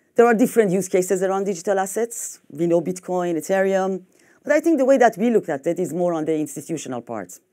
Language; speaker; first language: English; non-native, fluent; French